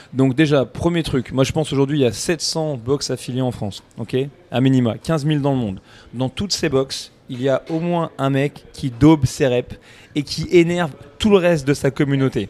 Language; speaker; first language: French; native; French